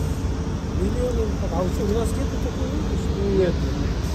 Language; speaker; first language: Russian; non-native, local second language; Kyrgyz